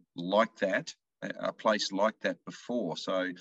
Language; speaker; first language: English; native; English